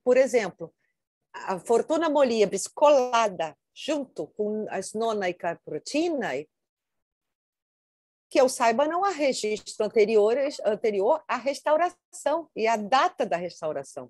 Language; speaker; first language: Portuguese; native; Portuguese